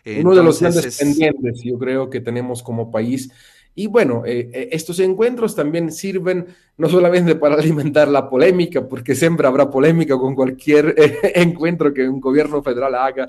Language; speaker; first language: Spanish; non-native, fluent; Italian